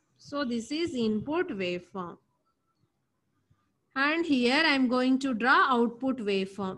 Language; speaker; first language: English; non-native, local second language; Telugu